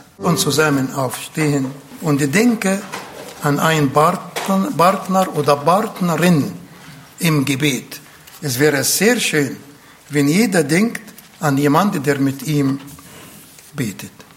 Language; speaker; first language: German; non-native, fluent; Arabic